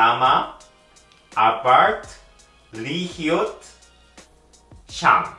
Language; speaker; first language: Hebrew; non-native, learner; Korean